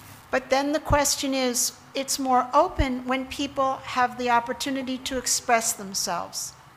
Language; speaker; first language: English; native; English